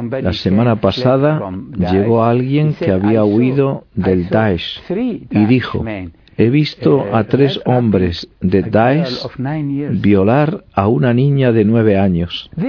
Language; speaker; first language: Spanish; non-native, fluent; Arabic